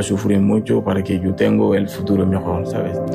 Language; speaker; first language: Spanish; non-native, learner; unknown